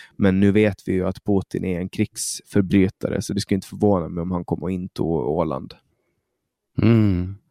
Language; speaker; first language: Swedish; native; Swedish